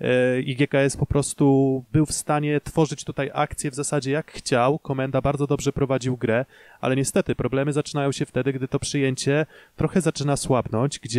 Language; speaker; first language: Polish; native; Polish